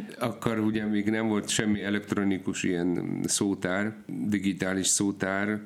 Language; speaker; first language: Hungarian; non-native, fluent; Polish